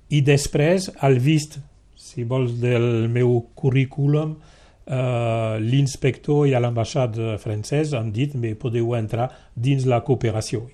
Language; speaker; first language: Catalan; non-native, local second language; French